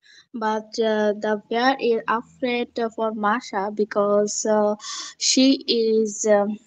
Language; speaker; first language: English; non-native, learner; Bangla